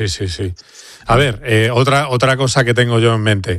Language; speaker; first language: Spanish; native; Spanish